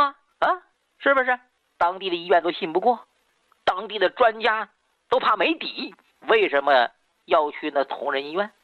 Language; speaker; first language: Chinese; native; Chinese